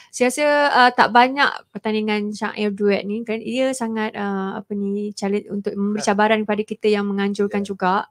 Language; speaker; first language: Malay; native; Malay